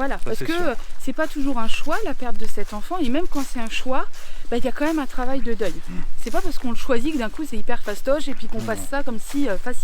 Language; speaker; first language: French; native; French